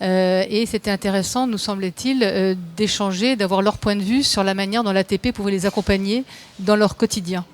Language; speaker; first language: French; native; French